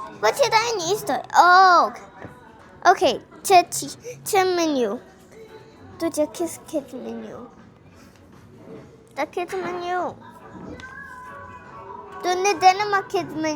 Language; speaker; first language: Ukrainian; early bilingual, heritage; Ukrainian